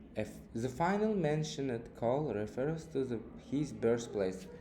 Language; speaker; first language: English; non-native, fluent; Uzbek